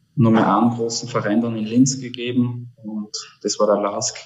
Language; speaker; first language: German; native; German